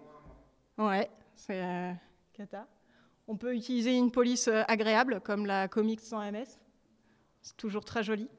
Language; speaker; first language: French; native; French